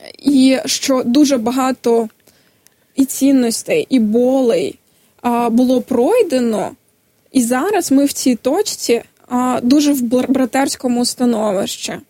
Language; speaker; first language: Ukrainian; non-native, local second language; Crimean Tatar